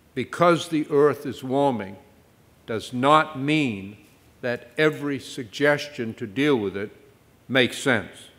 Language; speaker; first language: English; native; English